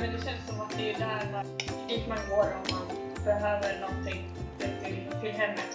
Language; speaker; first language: Swedish; native; Swedish